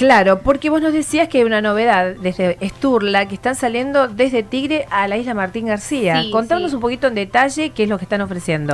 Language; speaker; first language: Spanish; native; Spanish